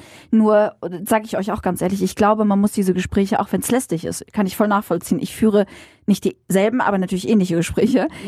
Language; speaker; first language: German; early bilingual, other home language; Arabic